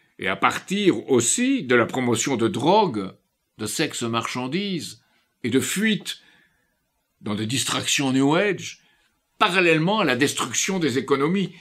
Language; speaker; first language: French; native; French